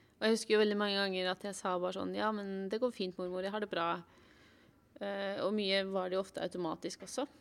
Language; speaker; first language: Norwegian; native; Norwegian